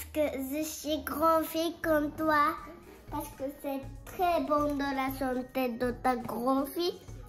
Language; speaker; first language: French; early bilingual, other home language; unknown